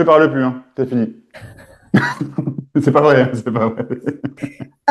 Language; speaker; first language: French; native; French